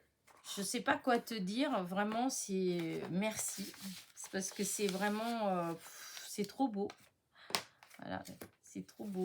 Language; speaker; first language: French; native; French